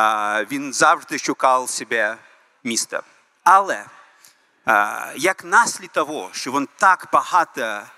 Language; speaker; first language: Ukrainian; early bilingual, heritage; Ukrainian